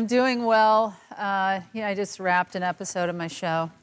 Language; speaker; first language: English; native; English